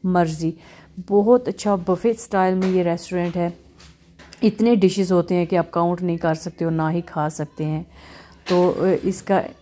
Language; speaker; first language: Hindi; native; Hindi